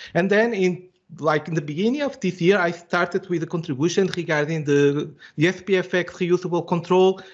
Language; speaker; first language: English; non-native, fluent; Portuguese